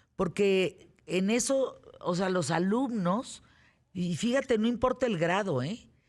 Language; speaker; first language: Spanish; native; Spanish